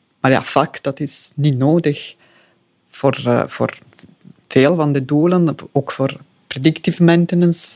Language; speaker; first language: Dutch; non-native, fluent; Italian